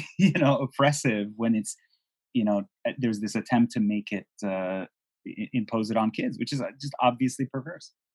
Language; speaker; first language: English; non-native, fluent; Persian